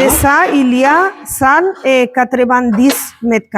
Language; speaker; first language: French; non-native, learner; Spanish